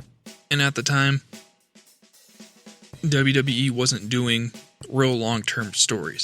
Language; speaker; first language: English; native; English